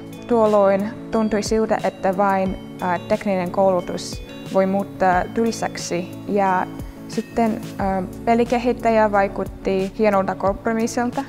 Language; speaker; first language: Finnish; non-native, learner; Russian